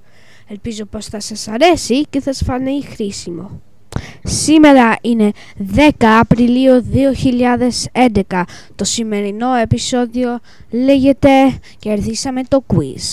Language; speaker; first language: Greek; early bilingual, heritage; English